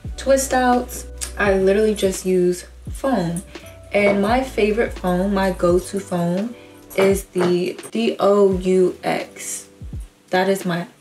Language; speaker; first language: English; native; English